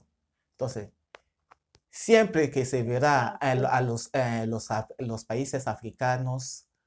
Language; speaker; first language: Spanish; non-native, fluent; French